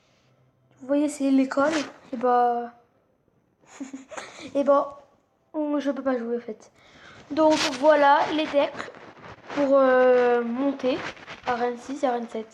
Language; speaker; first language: French; native; French